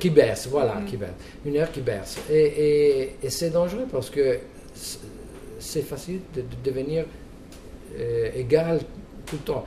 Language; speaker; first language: French; non-native, fluent; Italian